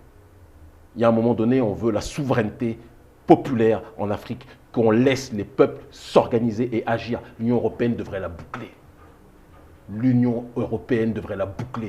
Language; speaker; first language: French; native; French